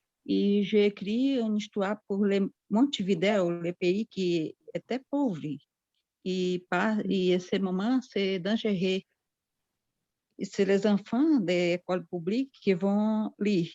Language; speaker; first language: French; non-native, learner; Portuguese